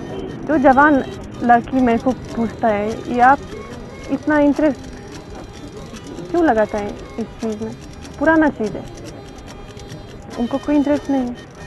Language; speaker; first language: Hindi; non-native, learner; Swedish